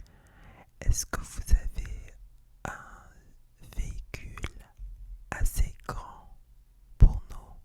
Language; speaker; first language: French; non-native, fluent; English